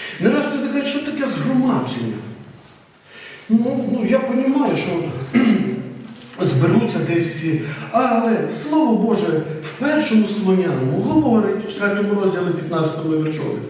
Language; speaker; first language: Ukrainian; native; Ukrainian